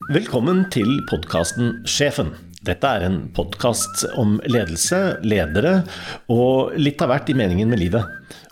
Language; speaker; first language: Norwegian; native; Norwegian